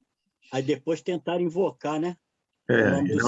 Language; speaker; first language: Portuguese; native; Portuguese